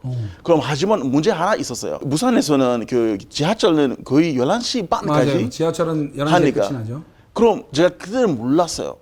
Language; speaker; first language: Korean; non-native, learner; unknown